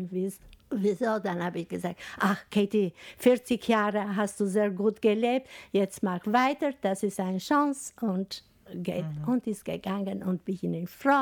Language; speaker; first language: German; non-native, fluent; Albanian